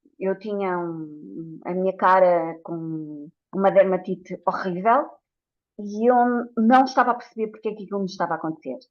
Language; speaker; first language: Portuguese; native; Portuguese